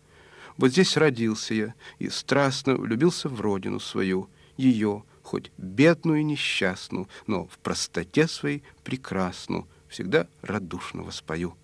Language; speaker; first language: Russian; native; Russian